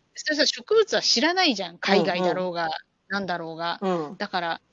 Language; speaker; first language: Japanese; native; Japanese